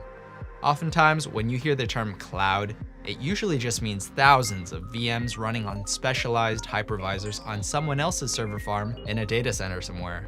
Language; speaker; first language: English; native; English